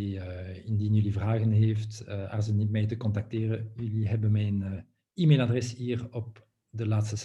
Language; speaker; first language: Dutch; non-native, local second language; French